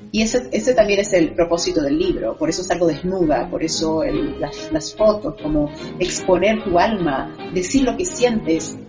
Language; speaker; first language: Spanish; early bilingual, other home language; Portuguese